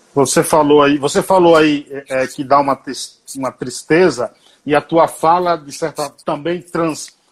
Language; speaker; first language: Portuguese; native; Portuguese